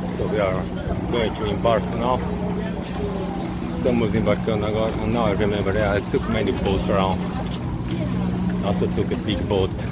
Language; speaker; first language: English; non-native, fluent; Portuguese